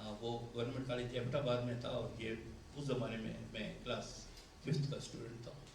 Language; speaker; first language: Urdu; non-native, local second language; Pashto